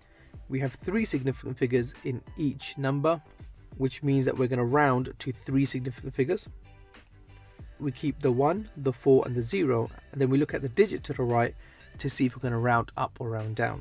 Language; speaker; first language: English; native; English